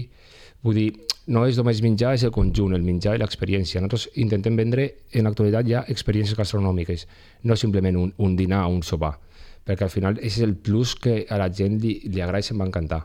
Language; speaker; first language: Catalan; native; Catalan